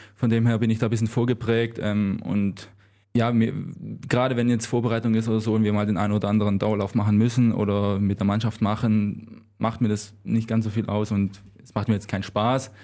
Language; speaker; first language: German; native; German